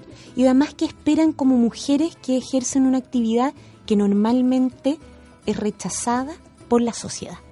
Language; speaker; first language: Spanish; native; Spanish